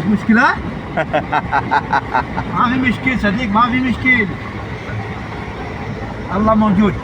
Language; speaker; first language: Arabic; non-native, learner; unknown